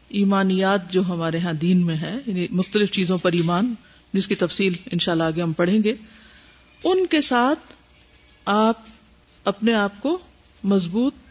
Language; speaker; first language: Urdu; native; Urdu